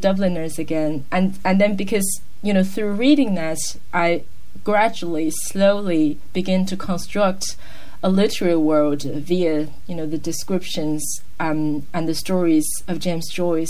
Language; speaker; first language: English; non-native, fluent; Chinese